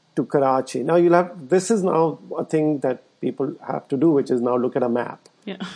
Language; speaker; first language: English; non-native, local second language; Urdu